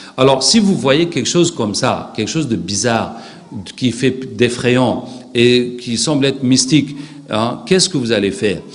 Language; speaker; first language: French; non-native, local second language; Arabic